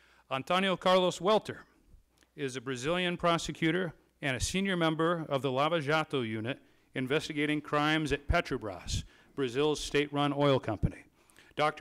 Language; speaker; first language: English; native; English